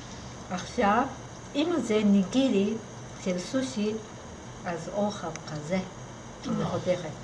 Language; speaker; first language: Hebrew; non-native, fluent; Russian